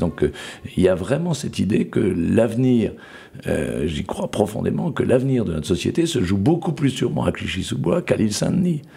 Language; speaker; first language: French; native; French